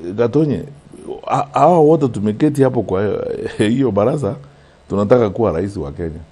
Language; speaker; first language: English; non-native, local second language; Gusii